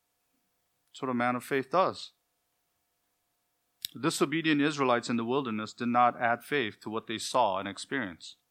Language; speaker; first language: English; native; English